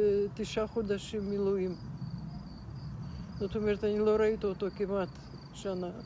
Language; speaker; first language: Hebrew; non-native, fluent; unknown